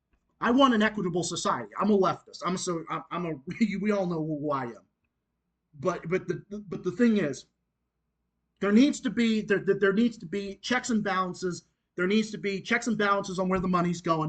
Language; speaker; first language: English; native; English